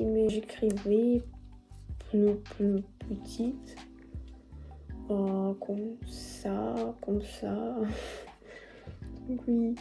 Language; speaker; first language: French; non-native, learner; Russian